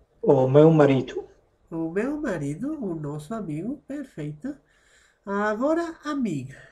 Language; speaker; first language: Portuguese; non-native, fluent; Spanish